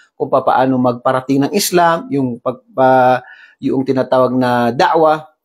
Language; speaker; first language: Filipino; non-native, local second language; Maranao